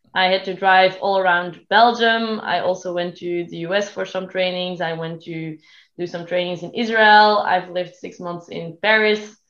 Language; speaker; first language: English; non-native, fluent; Dutch